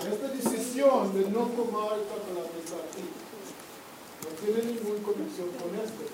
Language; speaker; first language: Spanish; non-native, fluent; English